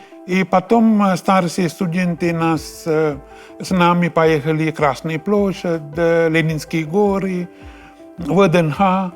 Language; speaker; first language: Russian; non-native, fluent; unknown